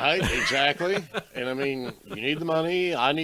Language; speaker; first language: English; native; English